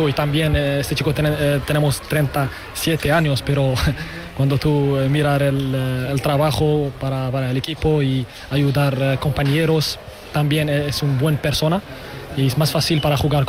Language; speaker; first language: Spanish; non-native, learner; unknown